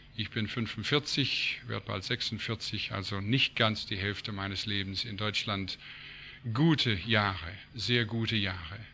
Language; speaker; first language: German; non-native, fluent; English